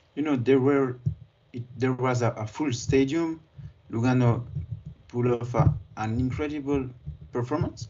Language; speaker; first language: English; non-native, fluent; French